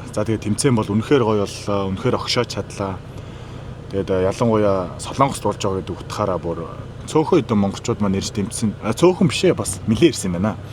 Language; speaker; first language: Mongolian; native; Mongolian